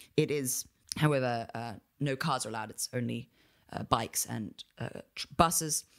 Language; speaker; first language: English; native; English